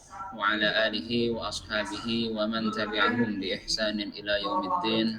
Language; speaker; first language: Arabic; non-native, fluent; Indonesian